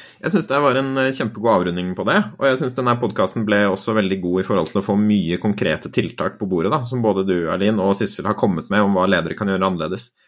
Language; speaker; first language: Norwegian; native; Norwegian